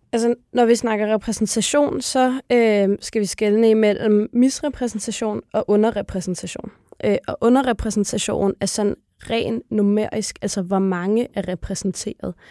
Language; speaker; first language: Danish; early bilingual, other home language; Arabic